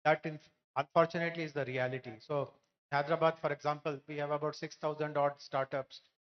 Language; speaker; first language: English; non-native, local second language; Telugu